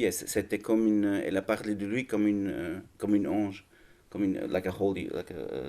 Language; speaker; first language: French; non-native, learner; German